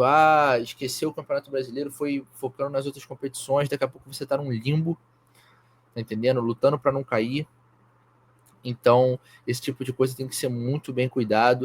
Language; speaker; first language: Portuguese; native; Portuguese